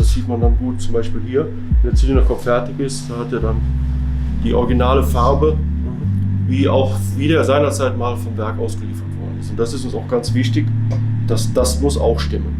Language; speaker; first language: German; native; German